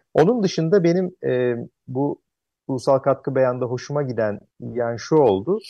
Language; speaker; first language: Turkish; native; Turkish